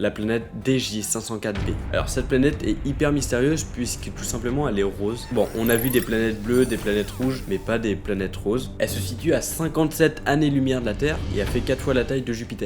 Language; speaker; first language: French; native; French